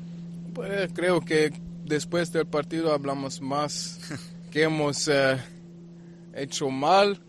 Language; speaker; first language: Spanish; non-native, fluent; German